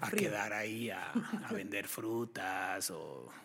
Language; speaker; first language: Spanish; native; Spanish